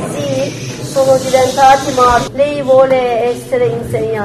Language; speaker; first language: Italian; non-native, fluent; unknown